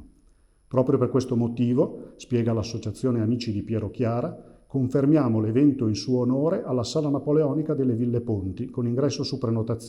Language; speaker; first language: Italian; native; Italian